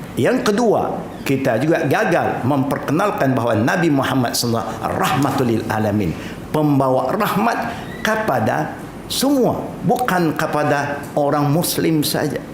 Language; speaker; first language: Malay; non-native, local second language; Chinese